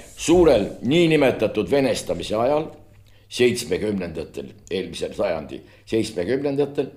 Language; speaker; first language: Estonian; native; Estonian